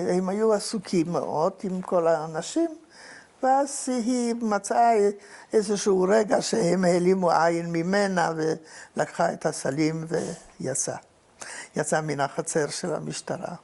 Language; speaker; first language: Hebrew; non-native, fluent; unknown